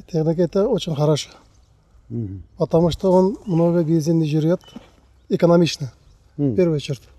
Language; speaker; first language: Russian; non-native, learner; Turkmen